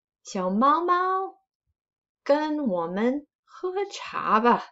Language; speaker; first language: Chinese; non-native, fluent; English